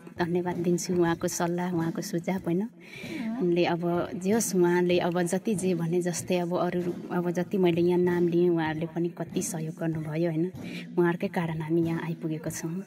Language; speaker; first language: Nepali; non-native, local second language; Limbu